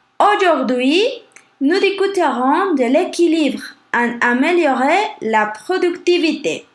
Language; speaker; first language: French; non-native, learner; Spanish